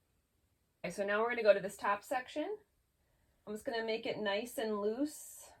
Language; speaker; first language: English; native; English